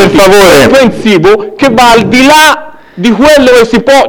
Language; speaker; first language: Italian; native; Italian